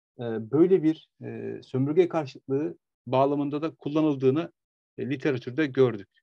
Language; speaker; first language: Turkish; native; Turkish